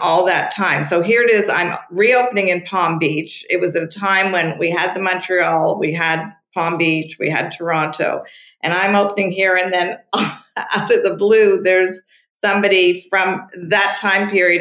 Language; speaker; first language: English; non-native, fluent; French